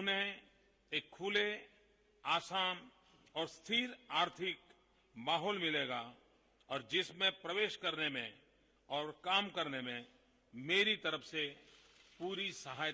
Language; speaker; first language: Hindi; non-native, local second language; Gujarati